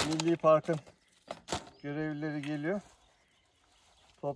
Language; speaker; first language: Turkish; native; Turkish